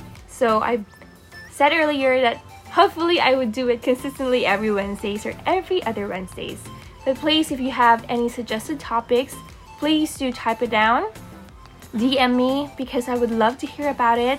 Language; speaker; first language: English; non-native, local second language; Filipino